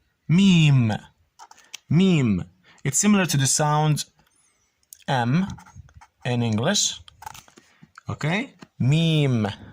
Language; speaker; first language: English; non-native, fluent; Arabic